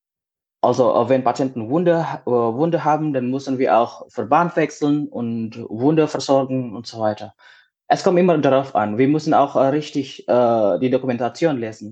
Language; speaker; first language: German; non-native, fluent; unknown